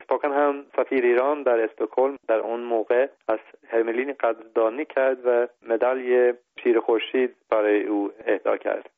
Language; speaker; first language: Persian; non-native, fluent; Swedish